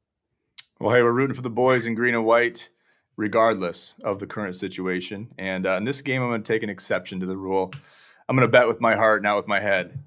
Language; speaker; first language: English; native; English